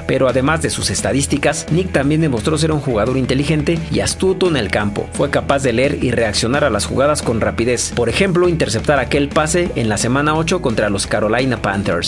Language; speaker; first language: Spanish; native; Spanish